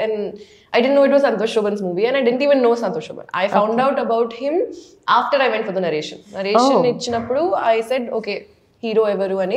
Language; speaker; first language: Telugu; non-native, local second language; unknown